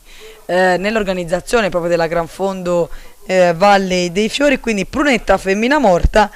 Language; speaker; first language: Italian; native; Italian